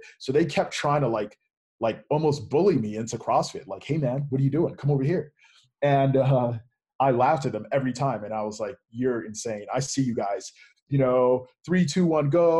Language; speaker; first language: English; native; English